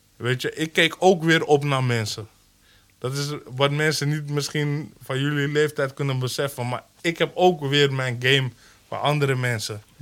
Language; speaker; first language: Dutch; early bilingual, other home language; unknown